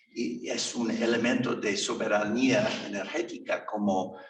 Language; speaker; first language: Spanish; non-native, fluent; English